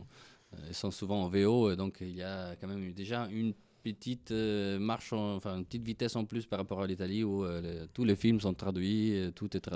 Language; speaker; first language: French; non-native, fluent; Italian